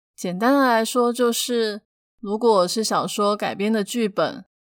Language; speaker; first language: Chinese; non-native, local second language; Min Nan Chinese